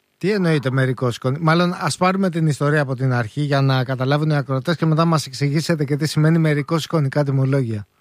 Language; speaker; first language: Greek; native; Greek